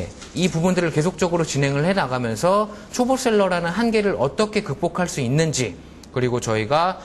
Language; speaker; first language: Korean; native; Korean